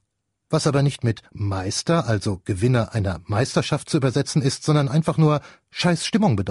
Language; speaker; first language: German; native; German